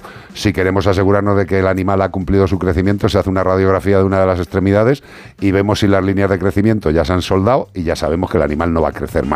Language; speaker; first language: Spanish; native; Spanish